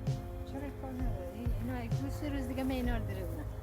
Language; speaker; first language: Persian; native; Persian